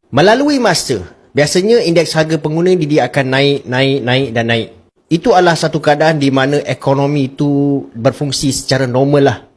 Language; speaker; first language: Malay; native; Malay